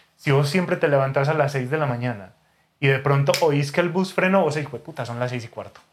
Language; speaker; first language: Spanish; native; Spanish